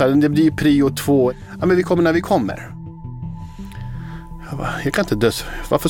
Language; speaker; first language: Swedish; native; Swedish